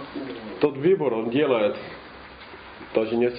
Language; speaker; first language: Russian; non-native, fluent; English